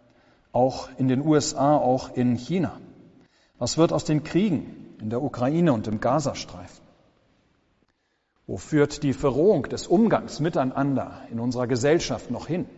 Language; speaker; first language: German; native; German